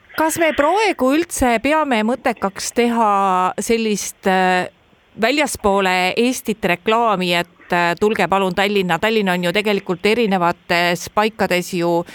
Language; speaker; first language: Estonian; native; Estonian